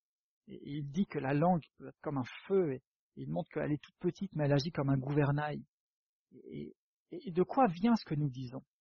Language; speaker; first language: French; native; French